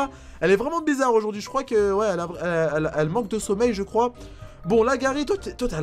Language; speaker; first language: French; native; French